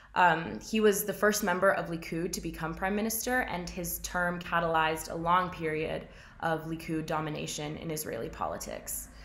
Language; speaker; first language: English; native; English